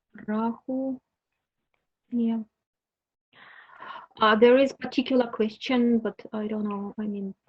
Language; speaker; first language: English; non-native, learner; Russian